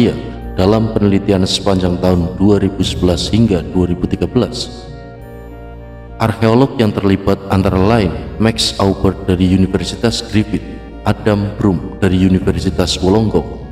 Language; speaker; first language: Indonesian; native; Indonesian